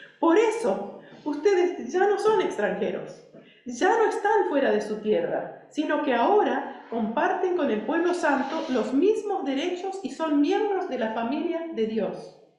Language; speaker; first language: Spanish; early bilingual, other home language; English